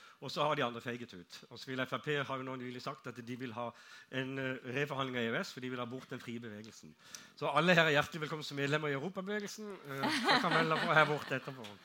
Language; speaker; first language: Norwegian; native; Norwegian